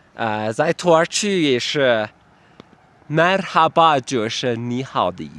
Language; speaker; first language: Chinese; non-native, learner; Turkish